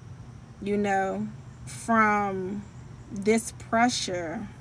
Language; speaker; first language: English; native; English